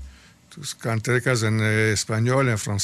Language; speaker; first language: Spanish; early bilingual, heritage; Spanish